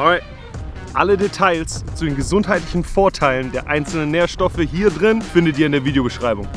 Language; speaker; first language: German; native; German